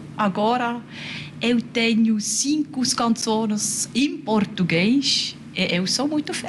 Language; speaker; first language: Portuguese; non-native, learner; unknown